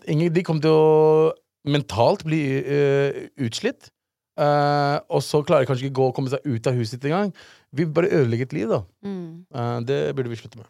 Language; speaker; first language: Norwegian; early bilingual, other home language; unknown